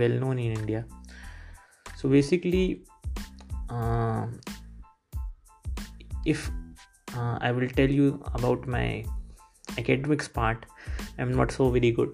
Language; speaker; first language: English; non-native, local second language; Hindi